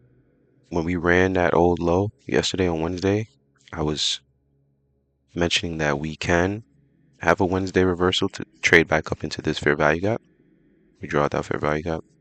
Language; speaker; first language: English; native; English